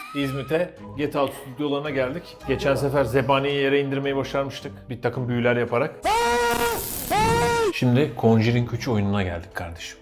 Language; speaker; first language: Turkish; native; Turkish